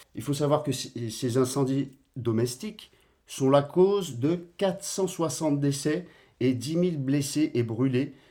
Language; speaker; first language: French; native; French